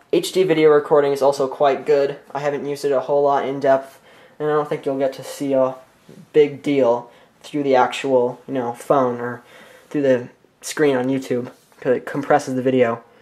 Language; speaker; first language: English; native; English